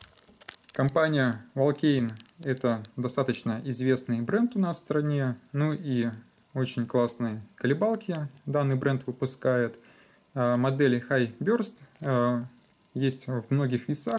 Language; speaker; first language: Russian; native; Russian